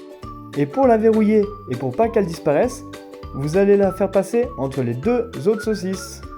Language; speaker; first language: French; native; French